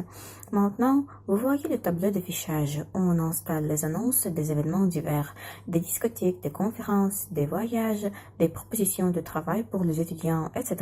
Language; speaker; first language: French; non-native, fluent; Russian